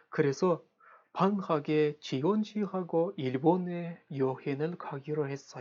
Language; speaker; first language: Korean; non-native, fluent; Kazakh